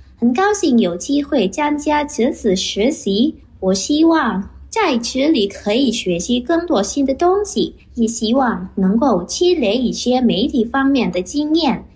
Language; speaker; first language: Chinese; non-native, fluent; Indonesian